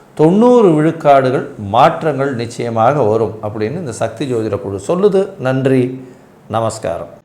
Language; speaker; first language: Tamil; native; Tamil